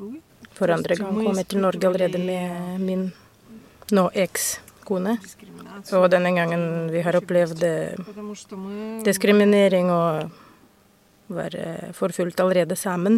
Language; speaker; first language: Norwegian; non-native, fluent; Russian